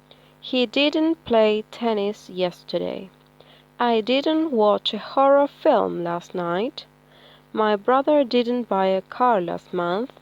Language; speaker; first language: English; non-native, fluent; Spanish